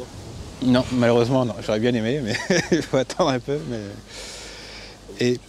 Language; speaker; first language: French; native; French